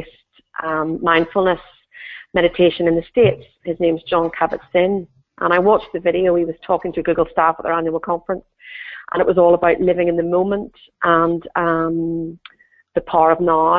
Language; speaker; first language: English; native; English